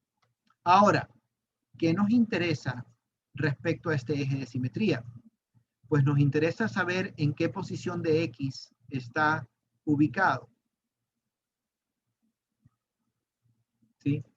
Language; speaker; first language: Spanish; native; Spanish